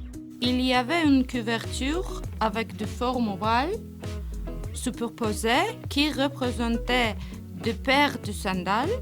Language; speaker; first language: French; non-native, learner; Armenian